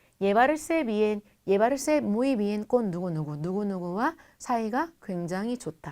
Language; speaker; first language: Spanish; non-native, fluent; Korean